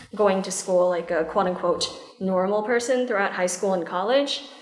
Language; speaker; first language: English; native; English